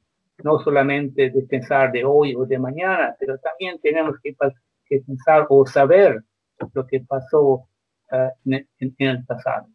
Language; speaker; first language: Spanish; non-native, fluent; Croatian